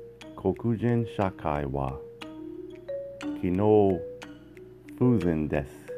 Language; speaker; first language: Japanese; non-native, learner; English